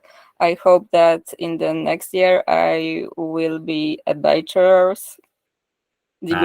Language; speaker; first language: English; non-native, learner; Polish